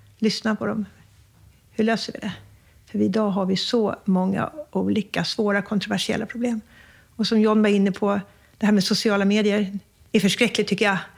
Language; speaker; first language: Swedish; native; Swedish